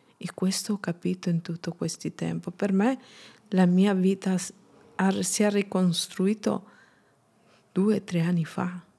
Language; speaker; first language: Italian; non-native, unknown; Spanish